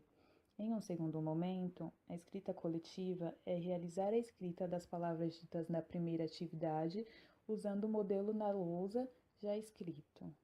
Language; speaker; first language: Portuguese; native; Portuguese